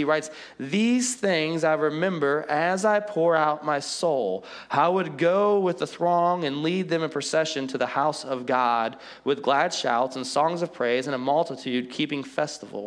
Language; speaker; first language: English; native; English